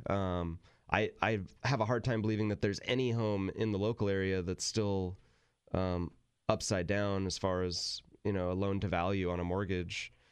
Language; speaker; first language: English; native; English